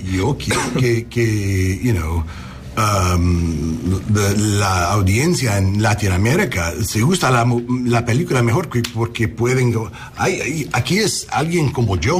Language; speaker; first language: Spanish; non-native, learner; English